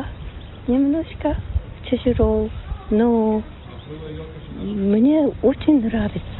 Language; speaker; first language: Russian; non-native, learner; Japanese